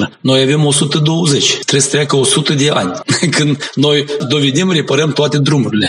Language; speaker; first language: Romanian; non-native, local second language; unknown